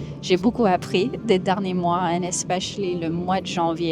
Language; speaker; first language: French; non-native, fluent; English